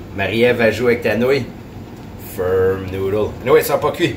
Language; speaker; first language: French; native; French